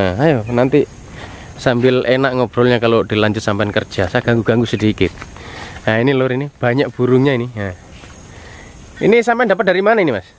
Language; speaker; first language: Indonesian; non-native, local second language; Javanese